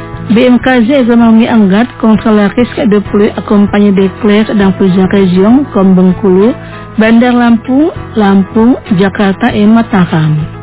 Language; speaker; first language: French; non-native, fluent; Indonesian